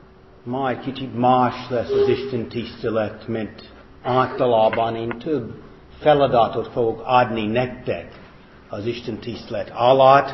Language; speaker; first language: Hungarian; non-native, fluent; English